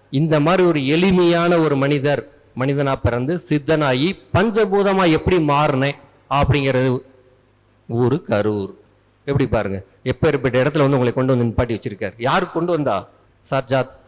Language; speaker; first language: Tamil; native; Tamil